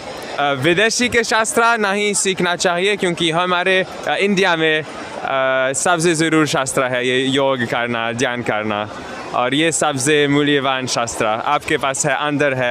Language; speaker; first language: Hindi; non-native, learner; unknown